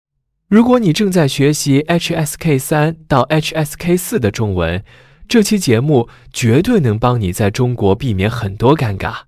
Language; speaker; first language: Chinese; native; Chinese